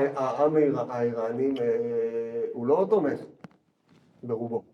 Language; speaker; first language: Hebrew; native; Hebrew